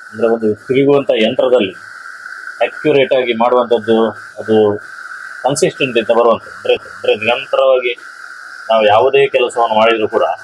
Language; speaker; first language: Kannada; native; Kannada